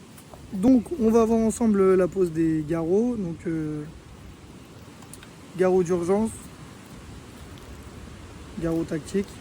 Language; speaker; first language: French; native; French